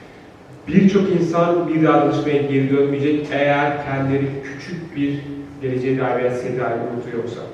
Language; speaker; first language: Turkish; native; Turkish